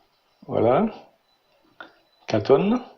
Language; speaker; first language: French; non-native, learner; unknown